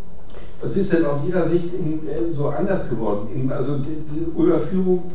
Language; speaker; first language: German; native; German